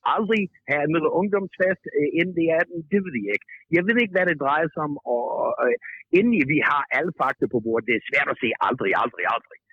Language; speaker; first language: Danish; non-native, fluent; English